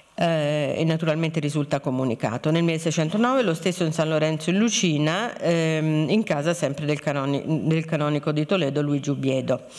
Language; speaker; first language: Italian; native; Italian